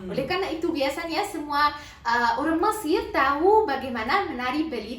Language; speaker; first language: Indonesian; non-native, learner; Arabic